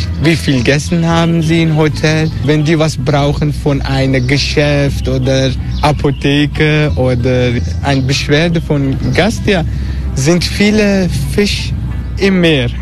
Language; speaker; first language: German; non-native, learner; Turkish